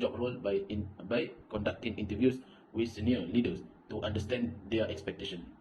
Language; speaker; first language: English; non-native, local second language; Malay